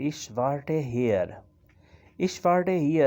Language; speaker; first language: German; non-native, fluent; Urdu